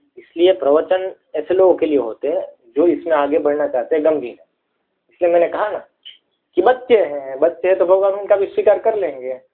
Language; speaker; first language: Hindi; native; Hindi